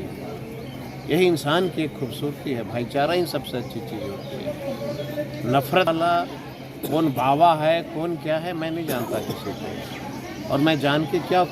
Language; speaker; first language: Hindi; native; Hindi